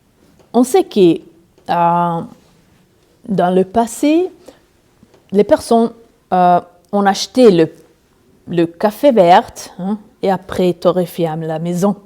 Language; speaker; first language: French; non-native, learner; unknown